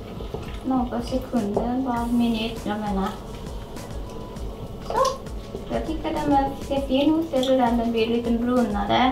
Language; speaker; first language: Swedish; non-native, learner; Thai